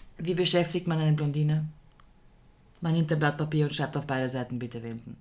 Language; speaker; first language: German; early bilingual, other home language; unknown